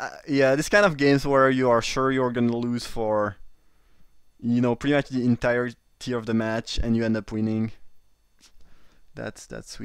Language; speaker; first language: English; non-native, fluent; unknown